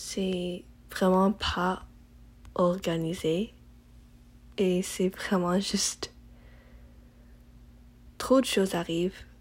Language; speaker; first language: French; non-native, learner; English